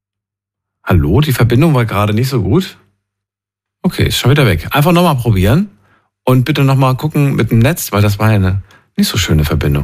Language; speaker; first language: German; native; German